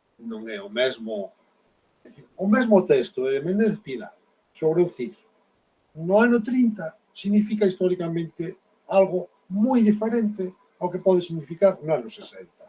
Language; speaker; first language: Galician; native; Galician